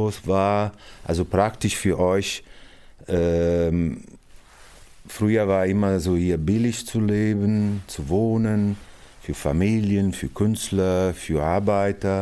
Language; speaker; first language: German; non-native, fluent; Italian